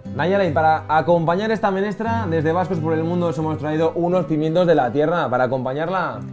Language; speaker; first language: Spanish; native; Spanish